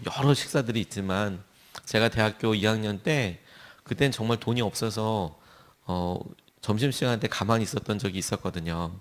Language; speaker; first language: Korean; native; Korean